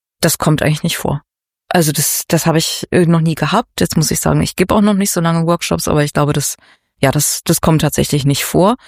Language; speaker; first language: German; native; German